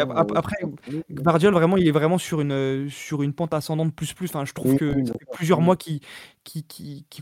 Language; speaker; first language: French; native; French